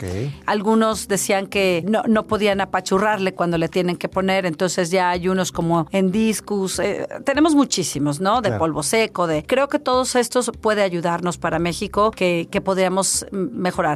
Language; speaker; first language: Spanish; native; Spanish